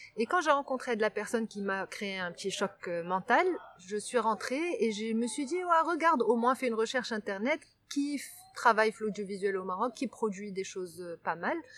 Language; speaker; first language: French; non-native, local second language; Arabic